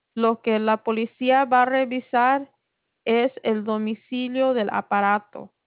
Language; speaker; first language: Spanish; early bilingual, heritage; Spanish